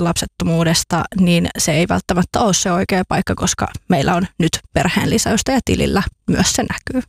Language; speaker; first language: Finnish; native; Finnish